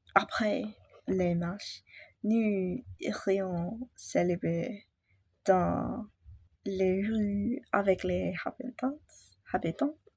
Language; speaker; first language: French; non-native, learner; English